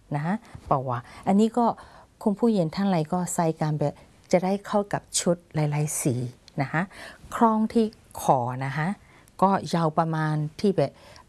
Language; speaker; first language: Thai; non-native, fluent; Burmese